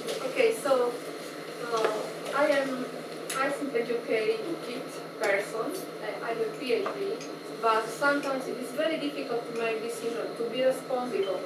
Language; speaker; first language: English; non-native, fluent; Slovak